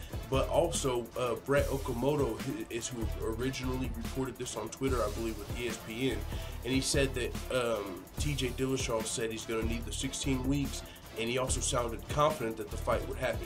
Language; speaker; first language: English; native; English